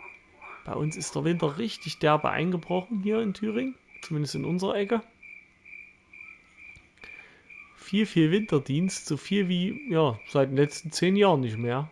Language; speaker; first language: German; native; German